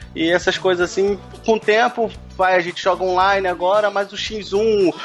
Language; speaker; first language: Portuguese; native; Portuguese